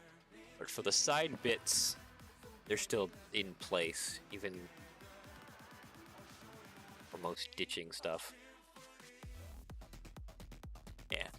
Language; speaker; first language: English; native; English